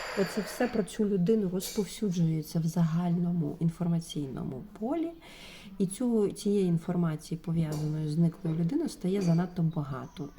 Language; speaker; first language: Ukrainian; non-native, local second language; Russian